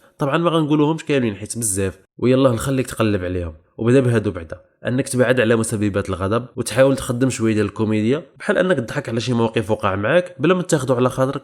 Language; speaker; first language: Arabic; native; Arabic